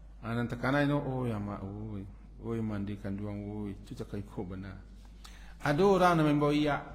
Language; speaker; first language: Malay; non-native, local second language; Minangkabau